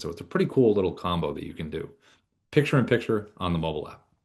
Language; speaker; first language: English; native; English